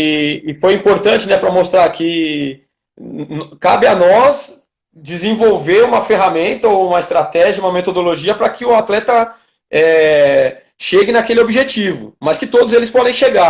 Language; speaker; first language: Portuguese; native; Portuguese